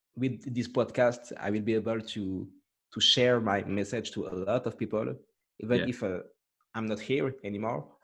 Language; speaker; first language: English; non-native, fluent; French